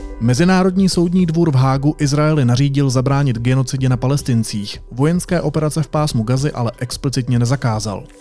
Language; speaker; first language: Czech; native; Czech